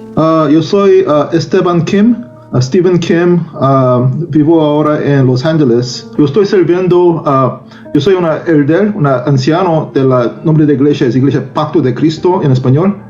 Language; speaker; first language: Spanish; non-native, learner; Korean